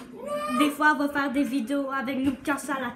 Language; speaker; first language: French; native; French